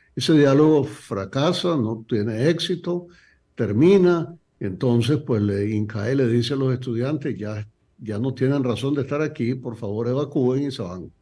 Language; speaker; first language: Spanish; native; Spanish